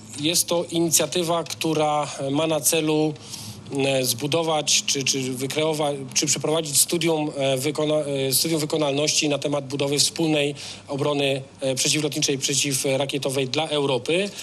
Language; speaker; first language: Polish; native; Polish